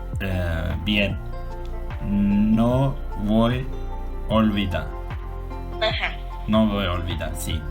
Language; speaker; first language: Spanish; non-native, learner; Turkish